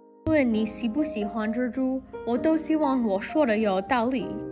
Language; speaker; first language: Chinese; non-native, learner; English